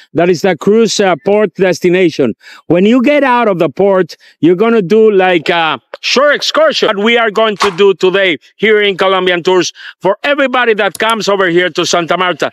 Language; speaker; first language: English; non-native, fluent; Spanish